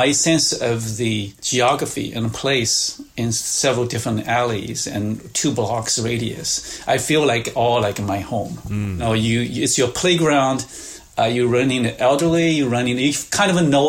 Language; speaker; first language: English; non-native, fluent; Chinese